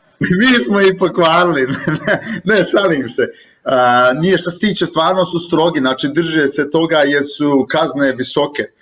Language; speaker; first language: Croatian; early bilingual, heritage; Bosnian